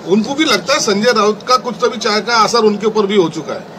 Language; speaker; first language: Hindi; non-native, local second language; Marathi